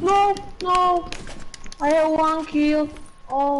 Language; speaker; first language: English; non-native, learner; Slovak